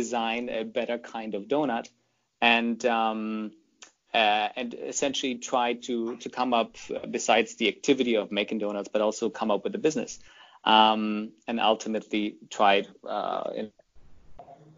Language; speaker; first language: English; non-native, fluent; German